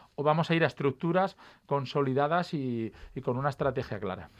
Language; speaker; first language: Spanish; native; Spanish